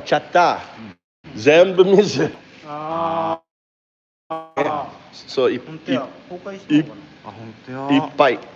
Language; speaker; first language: Japanese; non-native, learner; English